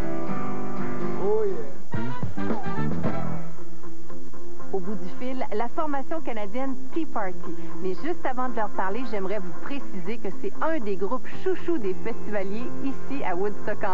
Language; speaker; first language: French; native; French